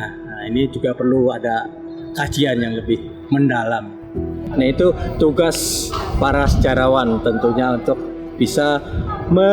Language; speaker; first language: Malay; native; Malay